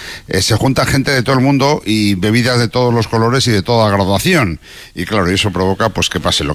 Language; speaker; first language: Spanish; native; Spanish